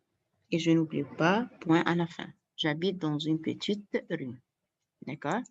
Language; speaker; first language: French; non-native, fluent; Arabic